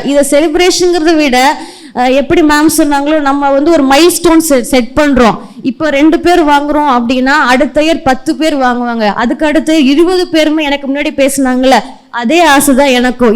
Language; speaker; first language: Tamil; early bilingual, heritage; Tamil